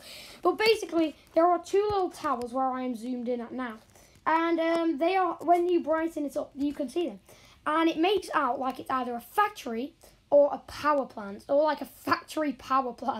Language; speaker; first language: English; native; English